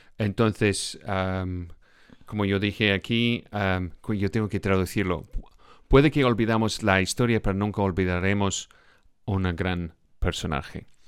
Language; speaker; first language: Spanish; non-native, fluent; English